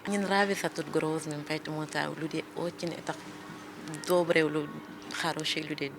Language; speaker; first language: Russian; non-native, learner; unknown